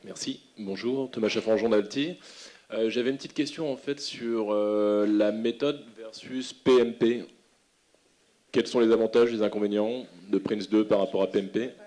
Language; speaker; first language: French; native; French